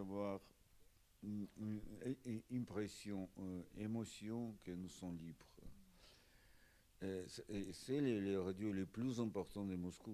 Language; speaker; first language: French; non-native, fluent; Russian